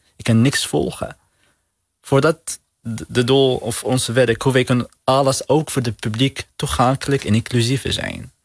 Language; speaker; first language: Dutch; non-native, learner; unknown